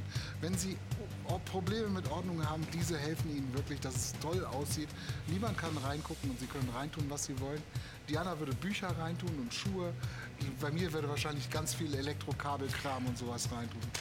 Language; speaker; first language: German; native; German